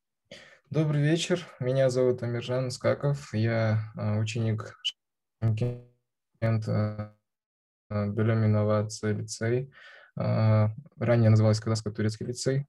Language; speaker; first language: Russian; non-native, local second language; Kazakh